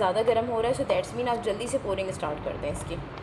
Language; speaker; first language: Hindi; native; Hindi